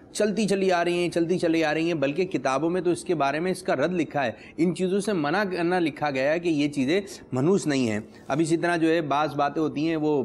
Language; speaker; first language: Urdu; native; Urdu